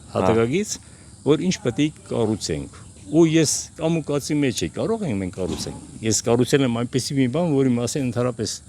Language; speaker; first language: Armenian; non-native, local second language; Kurdish